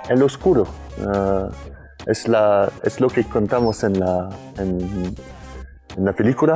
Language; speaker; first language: Spanish; non-native, fluent; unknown